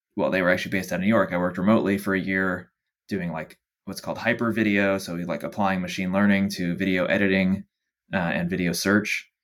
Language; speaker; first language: English; native; English